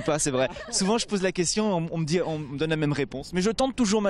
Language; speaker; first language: French; native; French